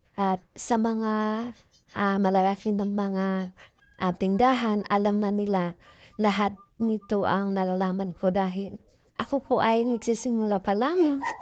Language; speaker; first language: Filipino; non-native, local second language; Cebuano